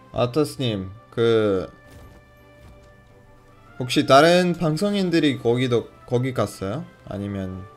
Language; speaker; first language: Korean; non-native, fluent; Russian